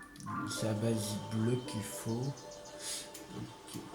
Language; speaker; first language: French; native; French